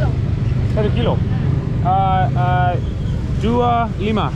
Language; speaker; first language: Indonesian; non-native, learner; English